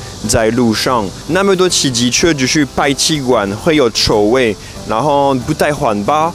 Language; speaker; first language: Chinese; non-native, fluent; French